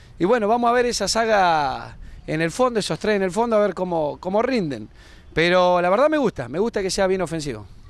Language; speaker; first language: Spanish; native; Spanish